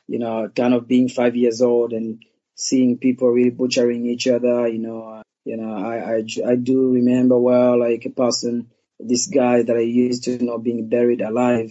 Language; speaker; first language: English; non-native, local second language; Kinyarwanda